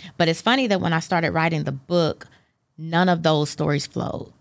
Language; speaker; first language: English; native; English